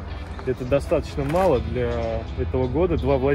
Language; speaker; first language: Russian; native; Russian